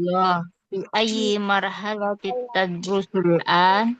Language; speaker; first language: Arabic; non-native, learner; Indonesian